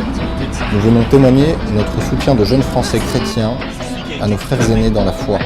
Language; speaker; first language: French; native; French